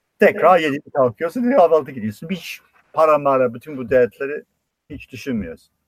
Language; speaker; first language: Turkish; non-native, fluent; English